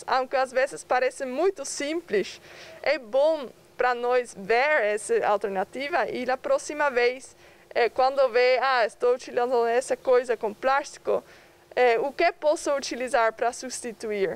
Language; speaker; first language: Portuguese; non-native, fluent; Dutch